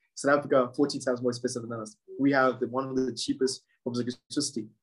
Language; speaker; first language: English; non-native, local second language; Shona